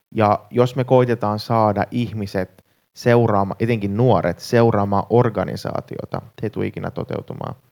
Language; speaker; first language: Finnish; native; Finnish